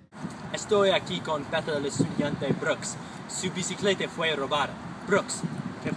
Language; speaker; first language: Spanish; non-native, learner; English